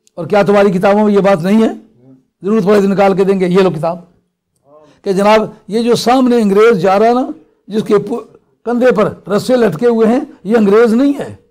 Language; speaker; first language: Urdu; non-native, local second language; Punjabi